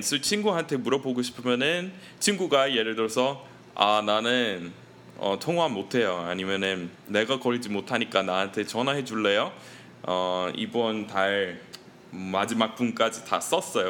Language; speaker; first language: Korean; non-native, fluent; English